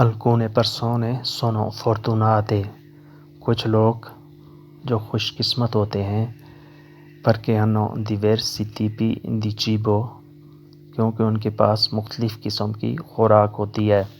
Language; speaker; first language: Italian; non-native, learner; Urdu